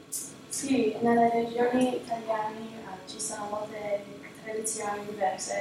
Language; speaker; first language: Italian; non-native, learner; English